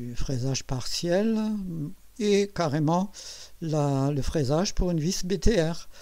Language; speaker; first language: French; native; French